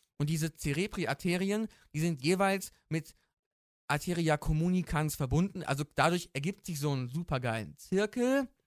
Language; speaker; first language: German; native; German